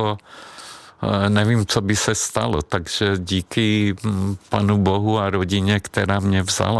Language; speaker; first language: Czech; non-native, fluent; Hungarian